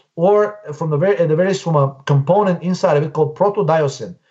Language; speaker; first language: English; non-native, fluent; Bulgarian